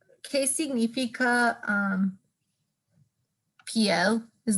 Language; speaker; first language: Spanish; non-native, learner; English